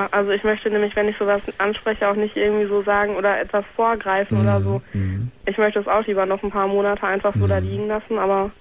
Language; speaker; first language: German; native; German